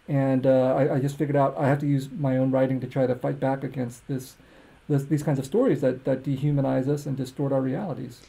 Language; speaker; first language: English; native; English